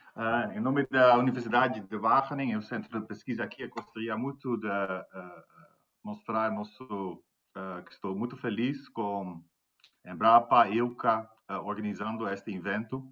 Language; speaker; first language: Portuguese; non-native, fluent; Dutch